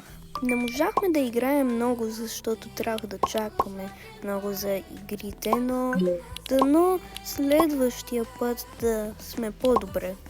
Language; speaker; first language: Bulgarian; early bilingual, heritage; Bulgarian